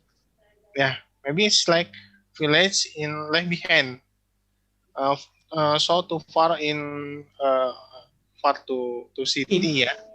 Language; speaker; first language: English; non-native, learner; Indonesian